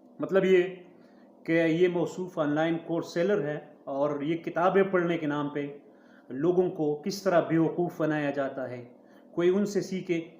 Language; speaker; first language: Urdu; non-native, local second language; Pashto